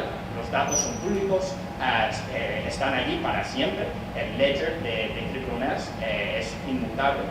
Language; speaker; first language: Spanish; non-native, fluent; English